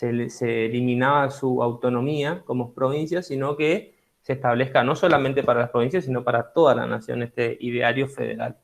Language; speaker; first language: Spanish; native; Spanish